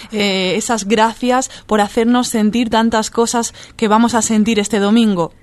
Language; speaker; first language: Spanish; native; Spanish